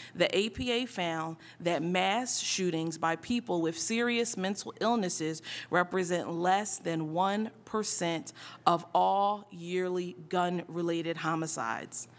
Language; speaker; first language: English; native; English